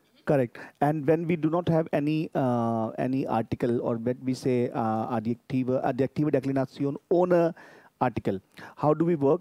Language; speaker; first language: English; non-native, local second language; Hindi